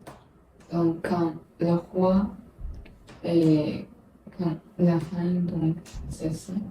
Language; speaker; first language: French; non-native, learner; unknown